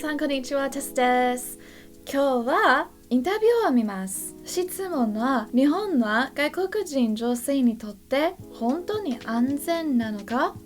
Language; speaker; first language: Japanese; non-native, learner; English